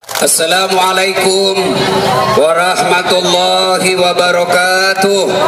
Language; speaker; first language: Indonesian; non-native, local second language; Buginese